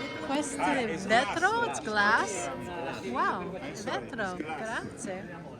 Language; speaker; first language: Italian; non-native, learner; English